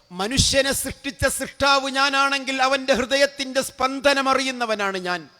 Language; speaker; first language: Malayalam; native; Malayalam